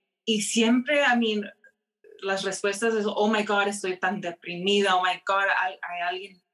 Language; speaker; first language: Spanish; early bilingual, heritage; Spanish